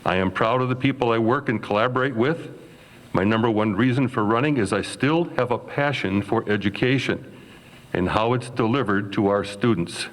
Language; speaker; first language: English; native; English